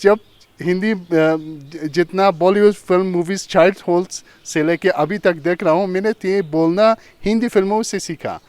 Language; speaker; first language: Hindi; non-native, learner; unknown